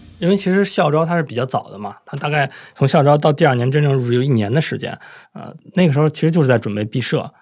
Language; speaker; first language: Chinese; native; Chinese